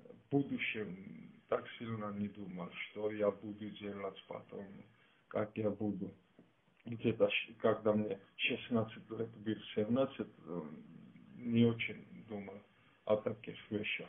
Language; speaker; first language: Russian; non-native, fluent; Georgian